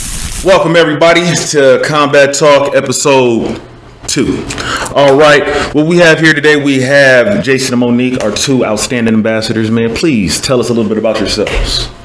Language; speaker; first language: English; native; English